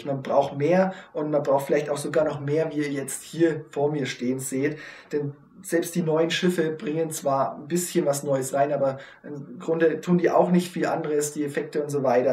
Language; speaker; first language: German; native; German